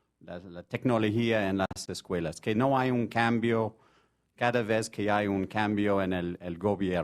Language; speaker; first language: Spanish; non-native, fluent; French